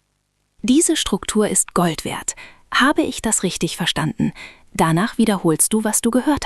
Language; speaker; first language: German; non-native, fluent; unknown